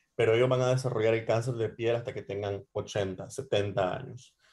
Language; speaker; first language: Spanish; native; Spanish